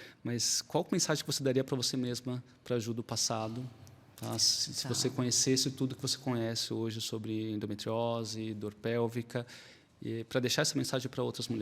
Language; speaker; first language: Portuguese; native; Portuguese